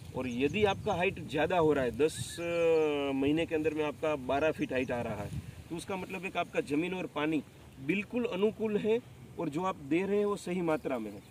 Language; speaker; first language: Hindi; native; Hindi